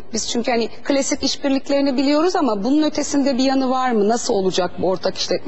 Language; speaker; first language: Turkish; native; Turkish